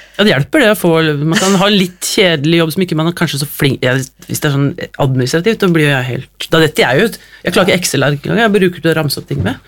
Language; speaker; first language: Norwegian; native; Norwegian